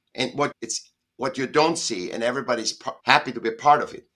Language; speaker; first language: English; non-native, fluent; German